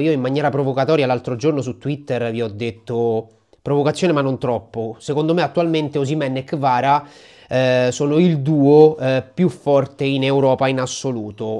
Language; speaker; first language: Italian; native; Italian